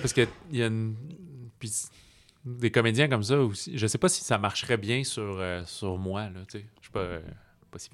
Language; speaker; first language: French; native; French